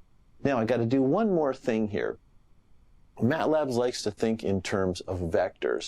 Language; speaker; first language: English; native; English